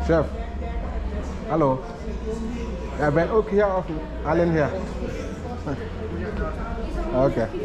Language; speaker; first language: Dutch; non-native, learner; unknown